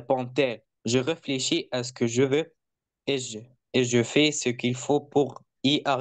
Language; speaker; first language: French; non-native, learner; Arabic